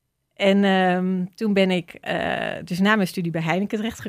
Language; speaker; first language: Dutch; native; Dutch